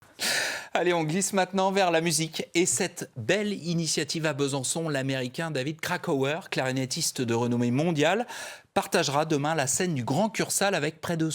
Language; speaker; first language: French; native; French